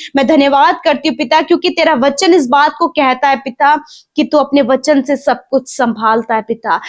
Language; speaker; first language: Hindi; native; Hindi